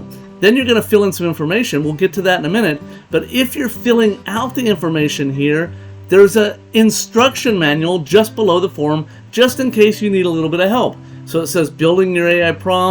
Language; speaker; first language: English; native; English